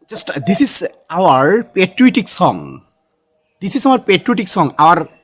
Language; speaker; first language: English; non-native, learner; Bangla